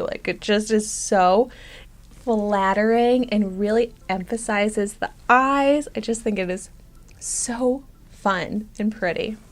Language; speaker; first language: English; native; English